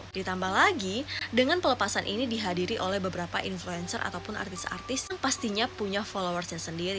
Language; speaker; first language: Indonesian; native; Indonesian